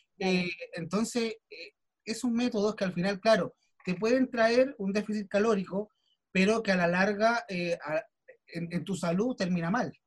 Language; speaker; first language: Spanish; native; Spanish